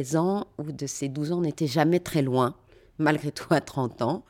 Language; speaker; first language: French; native; French